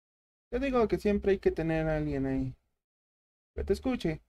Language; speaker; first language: Spanish; native; Spanish